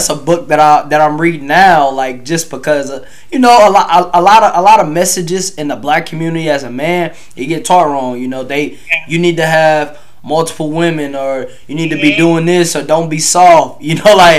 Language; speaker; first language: English; native; English